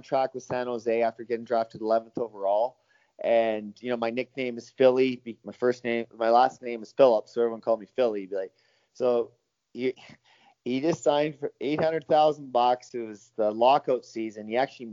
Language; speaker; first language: English; native; English